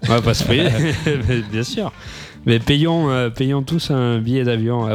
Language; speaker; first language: French; native; French